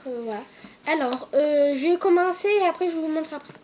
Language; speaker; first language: French; native; French